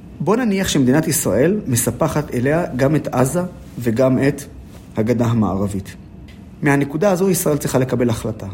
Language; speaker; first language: Hebrew; non-native, local second language; Arabic